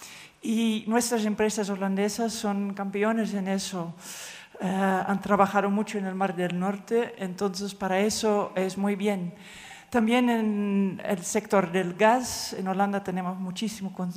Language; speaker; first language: Spanish; non-native, fluent; Dutch